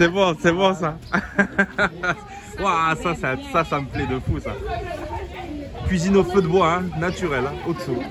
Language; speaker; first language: French; native; French